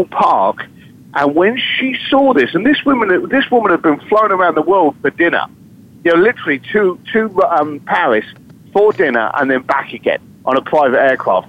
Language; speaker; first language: English; native; English